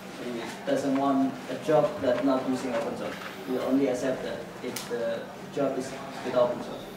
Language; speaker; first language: English; non-native, fluent; Indonesian